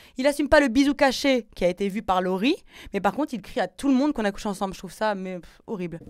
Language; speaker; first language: French; native; French